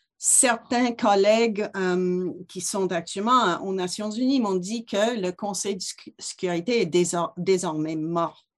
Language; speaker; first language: French; non-native, local second language; English